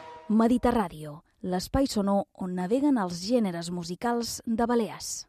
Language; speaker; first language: Catalan; native; Catalan